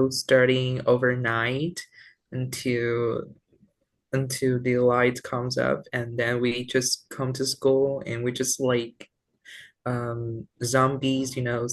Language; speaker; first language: English; non-native, learner; Vietnamese